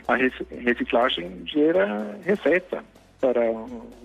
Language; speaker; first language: Portuguese; non-native, fluent; Norwegian